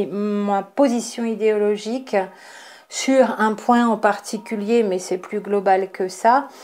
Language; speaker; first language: French; native; French